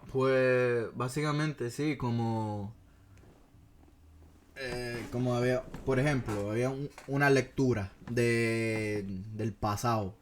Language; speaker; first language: Spanish; non-native, fluent; English